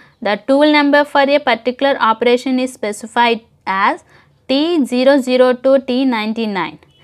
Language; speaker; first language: English; non-native, local second language; Telugu